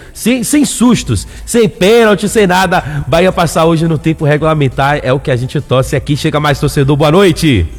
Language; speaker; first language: Portuguese; native; Portuguese